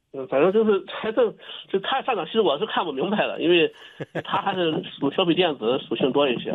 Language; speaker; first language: Chinese; native; Chinese